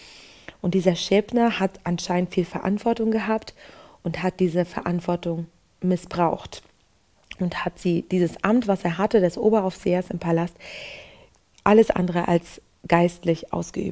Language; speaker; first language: German; native; German